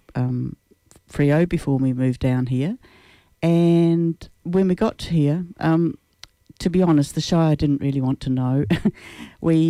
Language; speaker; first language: English; native; English